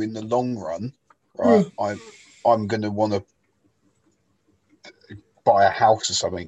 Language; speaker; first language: English; native; English